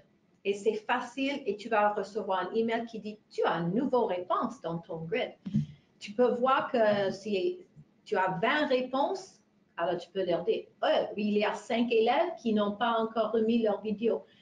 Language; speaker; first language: French; non-native, fluent; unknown